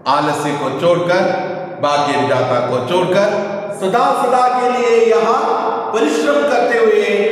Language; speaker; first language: Hindi; non-native, local second language; Kannada